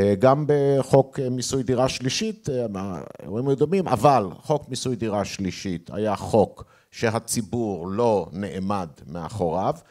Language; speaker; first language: Hebrew; native; Hebrew